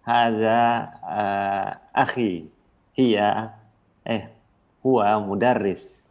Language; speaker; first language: Arabic; non-native, learner; Indonesian